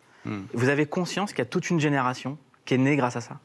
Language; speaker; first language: French; native; French